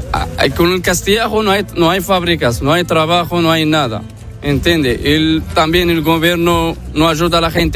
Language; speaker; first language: Spanish; non-native, learner; Arabic